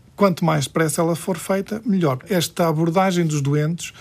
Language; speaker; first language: Portuguese; early bilingual, heritage; Portuguese